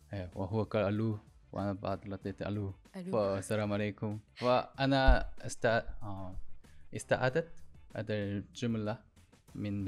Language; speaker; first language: Arabic; non-native, learner; Korean